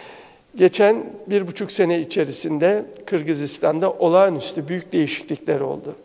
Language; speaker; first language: Turkish; native; Turkish